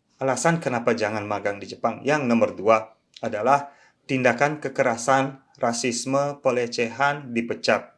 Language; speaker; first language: Indonesian; early bilingual, other home language; Japanese